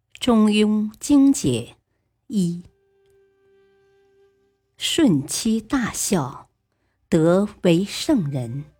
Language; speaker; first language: Chinese; native; Chinese